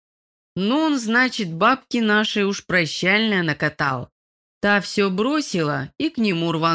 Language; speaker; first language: Russian; native; Russian